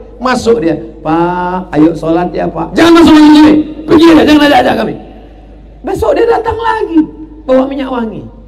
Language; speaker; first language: Indonesian; native; Indonesian